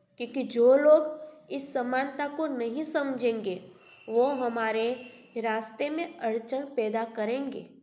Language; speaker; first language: Hindi; non-native, local second language; Gujarati